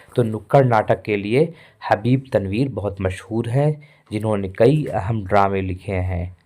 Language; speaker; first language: Hindi; native; Hindi